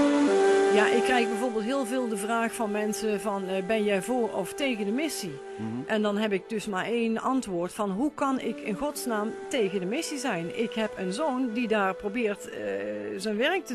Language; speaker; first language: Dutch; native; Dutch